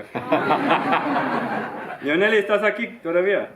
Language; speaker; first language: Spanish; non-native, fluent; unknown